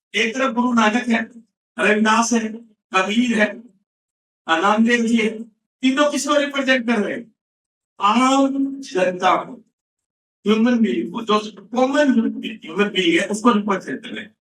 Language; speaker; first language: Hindi; non-native, local second language; Punjabi